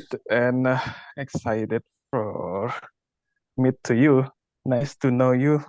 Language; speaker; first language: English; non-native, learner; Indonesian